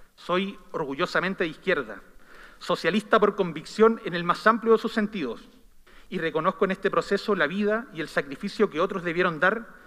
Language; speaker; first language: Spanish; native; Spanish